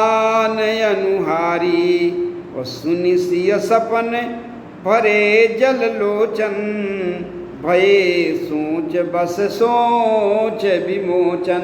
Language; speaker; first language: Hindi; native; Hindi